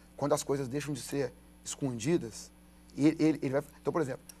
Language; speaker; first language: Portuguese; native; Portuguese